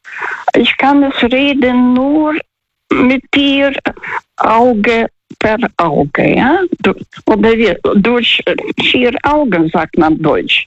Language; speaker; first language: German; non-native, fluent; Russian